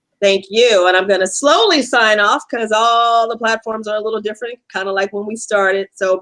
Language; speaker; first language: English; native; English